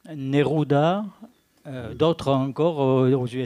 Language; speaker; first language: French; native; French